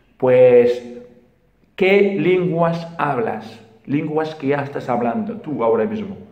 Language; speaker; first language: Spanish; non-native, fluent; Arabic